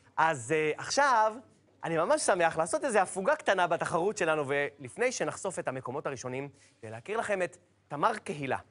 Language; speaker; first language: Hebrew; native; Hebrew